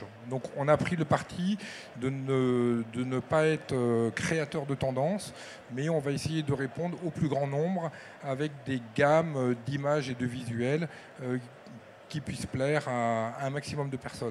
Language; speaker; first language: French; native; French